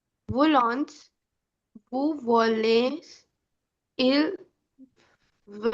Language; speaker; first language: French; non-native, learner; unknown